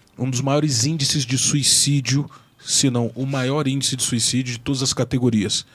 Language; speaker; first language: Portuguese; native; Portuguese